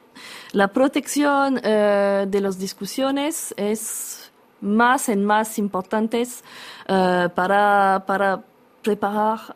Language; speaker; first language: Spanish; non-native, learner; French